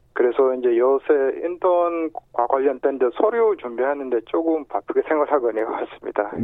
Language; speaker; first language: Korean; non-native, fluent; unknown